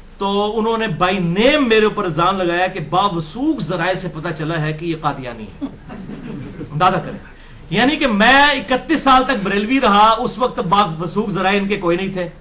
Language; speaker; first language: Urdu; non-native, local second language; Punjabi